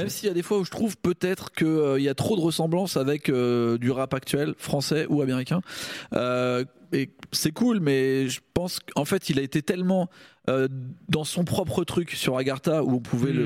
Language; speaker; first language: French; native; French